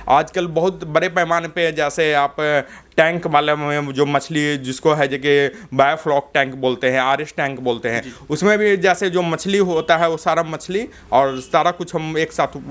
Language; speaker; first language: Hindi; native; Hindi